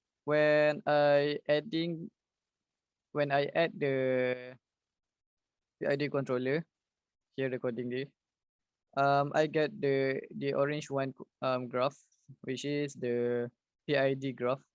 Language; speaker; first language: English; non-native, learner; Malay